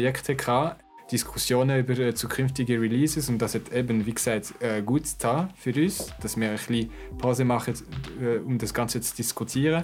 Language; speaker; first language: German; non-native, local second language; French